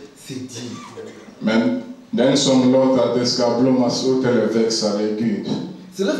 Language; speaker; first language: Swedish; non-native, learner; Lingala